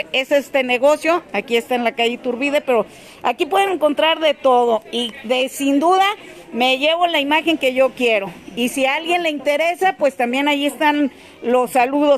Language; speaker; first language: Spanish; native; Spanish